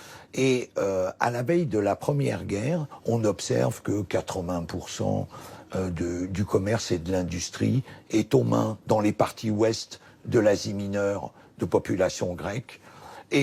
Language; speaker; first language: French; native; French